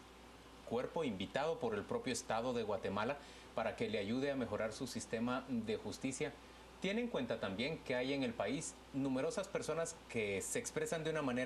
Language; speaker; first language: Spanish; native; Spanish